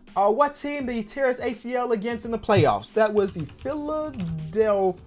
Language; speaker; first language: English; native; English